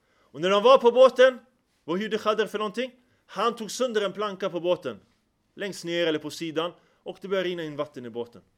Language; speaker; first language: Swedish; early bilingual, other home language; Arabic